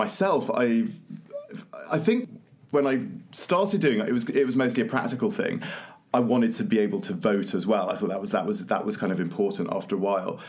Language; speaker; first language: English; native; English